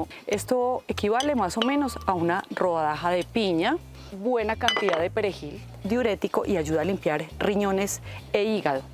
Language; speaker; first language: Spanish; native; Spanish